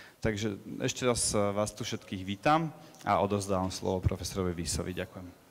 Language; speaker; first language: Slovak; native; Slovak